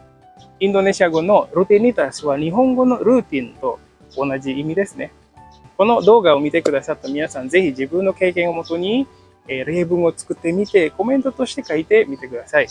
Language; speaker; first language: Japanese; non-native, fluent; Indonesian